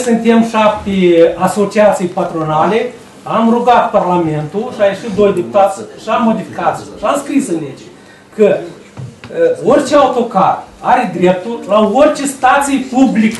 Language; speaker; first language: Romanian; native; Romanian